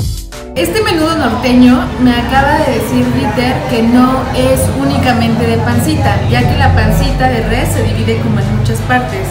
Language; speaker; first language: Spanish; native; Spanish